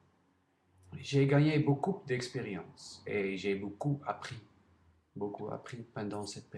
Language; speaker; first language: French; non-native, learner; Dutch